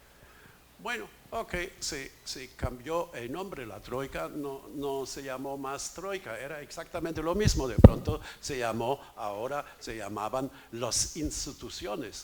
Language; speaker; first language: Spanish; non-native, fluent; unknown